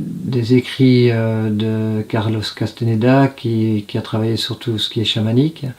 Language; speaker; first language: French; native; French